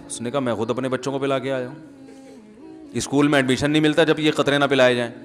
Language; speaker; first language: Urdu; native; Urdu